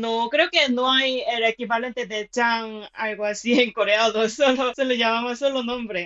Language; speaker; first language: Spanish; non-native, fluent; Korean